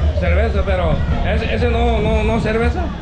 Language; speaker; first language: Spanish; non-native, learner; Korean